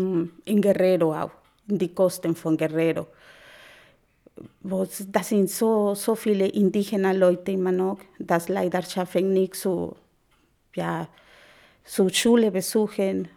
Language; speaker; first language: German; non-native, fluent; Spanish